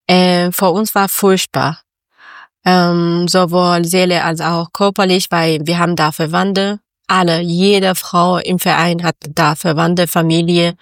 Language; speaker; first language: German; non-native, learner; Persian